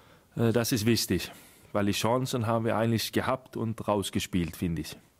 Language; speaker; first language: German; non-native, fluent; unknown